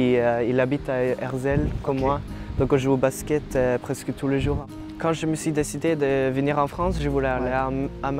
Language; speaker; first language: French; non-native, fluent; Norwegian